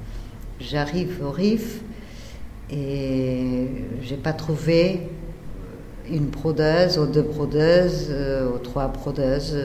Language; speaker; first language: French; non-native, fluent; Portuguese